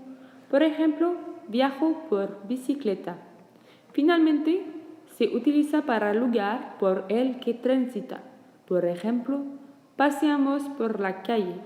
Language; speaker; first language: Spanish; non-native, learner; French